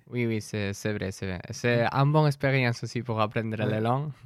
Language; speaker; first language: French; non-native, learner; Spanish